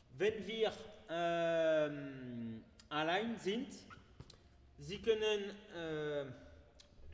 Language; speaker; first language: German; non-native, learner; French